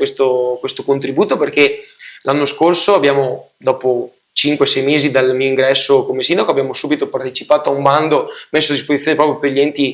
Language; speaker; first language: Italian; native; Italian